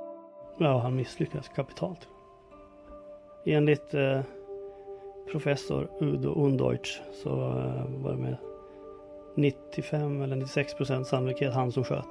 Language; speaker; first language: Swedish; native; Swedish